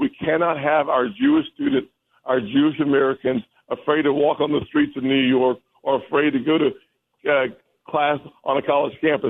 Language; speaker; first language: English; native; English